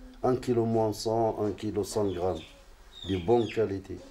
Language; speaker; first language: French; non-native, local second language; Arabic